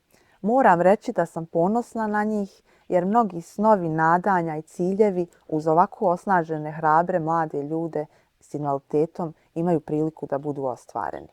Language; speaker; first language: Bosnian; native; Bosnian